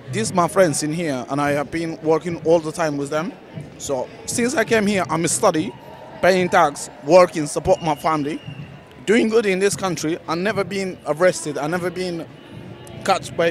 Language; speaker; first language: English; non-native, learner; Arabic